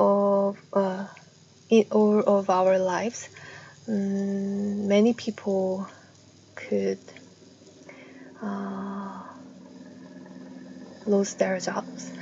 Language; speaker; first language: English; non-native, fluent; Korean